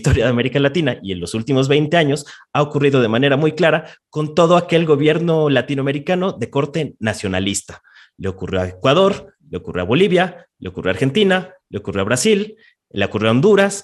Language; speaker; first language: Spanish; native; Spanish